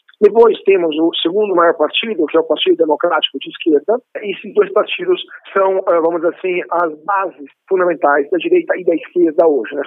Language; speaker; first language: Portuguese; non-native, fluent; Italian